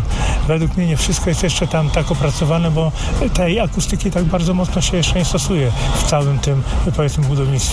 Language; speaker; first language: Polish; native; Polish